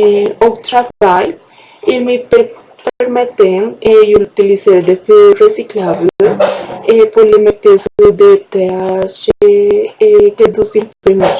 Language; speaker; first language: French; non-native, learner; Spanish